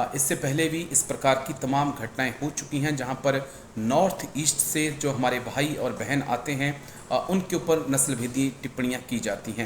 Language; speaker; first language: Hindi; native; Hindi